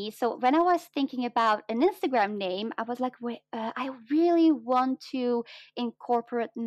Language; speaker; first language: English; non-native, fluent; Dutch